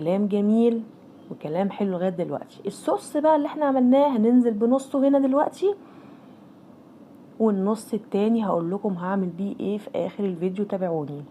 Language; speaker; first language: Arabic; native; Arabic